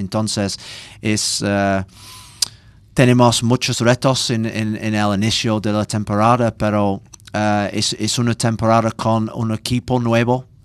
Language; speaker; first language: Spanish; non-native, learner; English